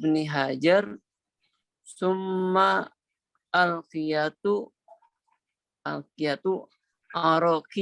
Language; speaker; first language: Arabic; non-native, learner; Indonesian